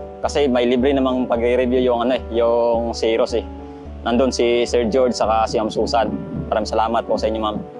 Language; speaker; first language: Filipino; non-native, local second language; Cebuano